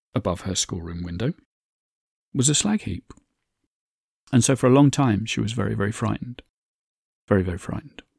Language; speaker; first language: English; native; English